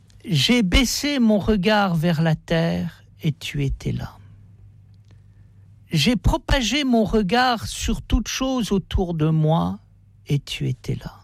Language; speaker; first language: French; native; French